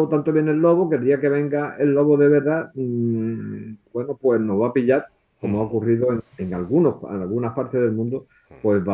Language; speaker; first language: Spanish; native; Spanish